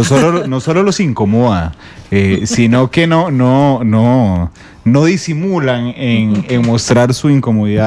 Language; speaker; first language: Spanish; native; Spanish